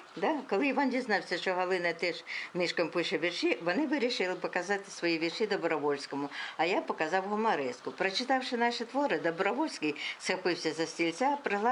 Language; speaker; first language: Ukrainian; non-native, local second language; Russian